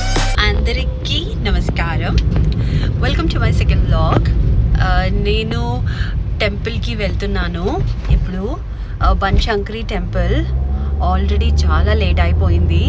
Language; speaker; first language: Telugu; non-native, learner; Kannada